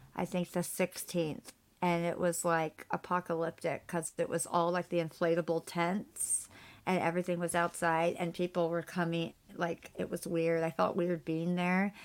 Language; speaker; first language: English; native; English